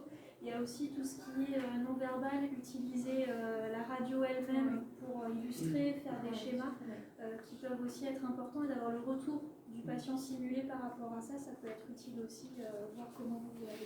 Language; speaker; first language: French; native; French